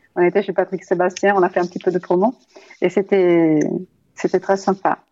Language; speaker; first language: French; non-native, fluent; Italian